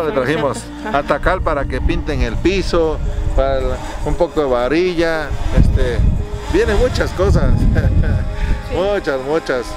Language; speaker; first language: Spanish; native; Spanish